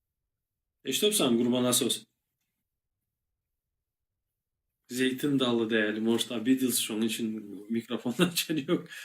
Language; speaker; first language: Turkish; non-native, learner; Turkmen